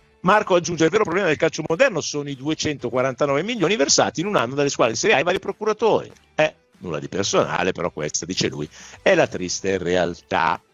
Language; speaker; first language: Italian; native; Italian